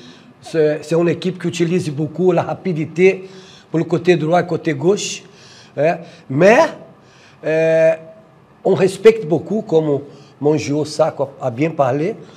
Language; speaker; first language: French; non-native, fluent; Portuguese